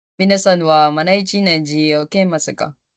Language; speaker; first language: Japanese; non-native, learner; Filipino